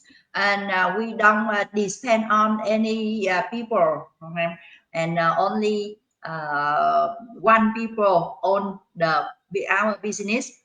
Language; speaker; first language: English; non-native, learner; Vietnamese